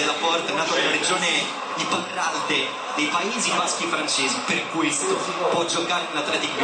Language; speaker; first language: Italian; native; Italian